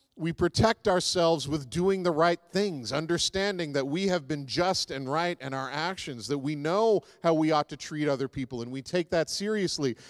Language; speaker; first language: English; native; English